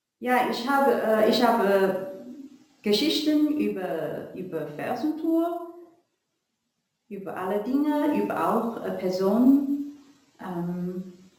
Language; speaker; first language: German; non-native, learner; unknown